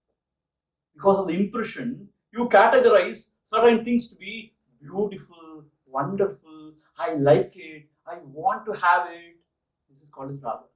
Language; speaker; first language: English; non-native, local second language; Tamil